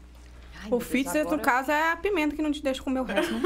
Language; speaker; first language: Portuguese; native; Portuguese